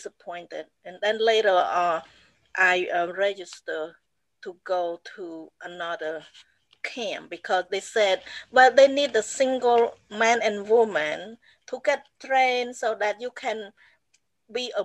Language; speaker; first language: English; non-native, fluent; Khmer